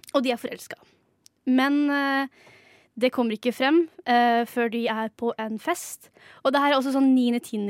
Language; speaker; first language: Norwegian; native; Norwegian